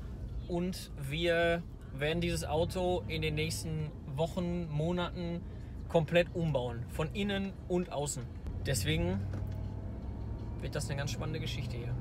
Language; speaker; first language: German; native; German